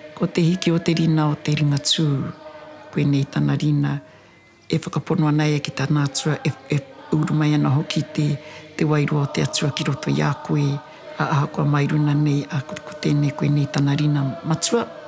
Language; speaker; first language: Māori; native; Māori